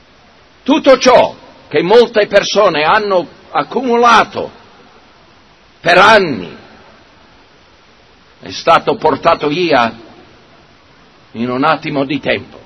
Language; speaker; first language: Italian; non-native, fluent; English